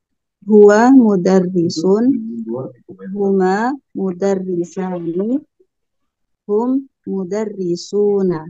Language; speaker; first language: Arabic; non-native, learner; Indonesian